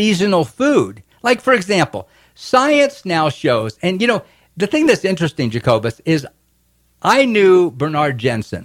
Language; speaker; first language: English; native; English